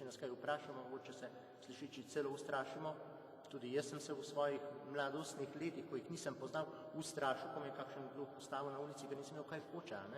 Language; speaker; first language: Slovenian; non-native, fluent; Czech